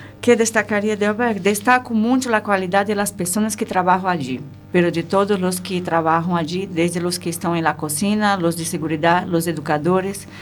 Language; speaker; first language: Spanish; non-native, fluent; Portuguese